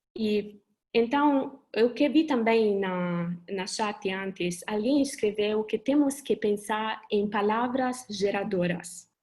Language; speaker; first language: Portuguese; non-native, fluent; Italian